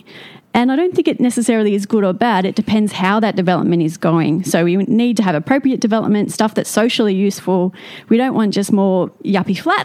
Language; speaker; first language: English; native; English